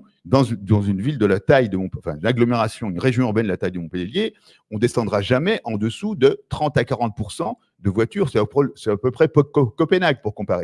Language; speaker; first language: French; native; French